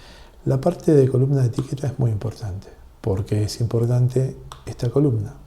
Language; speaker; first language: Spanish; native; Spanish